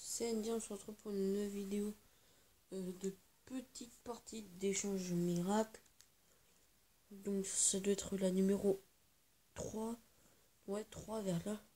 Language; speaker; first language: French; native; French